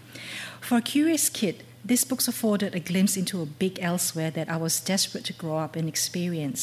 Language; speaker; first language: English; non-native, local second language; Cantonese